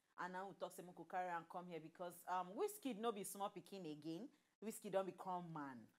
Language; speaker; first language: Nigerian Pidgin; native; Nigerian Pidgin